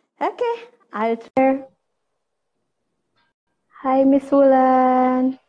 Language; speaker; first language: English; non-native, fluent; Indonesian